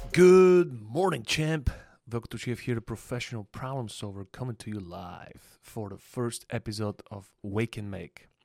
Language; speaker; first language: English; non-native, fluent; Bulgarian